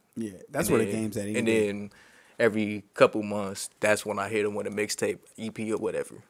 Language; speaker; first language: English; native; English